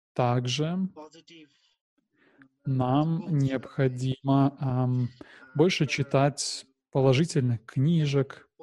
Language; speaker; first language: Russian; non-native, learner; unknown